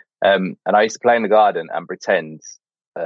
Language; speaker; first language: English; native; English